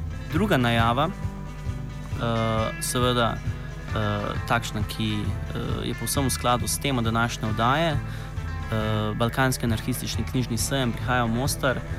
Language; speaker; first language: Slovenian; native; Slovenian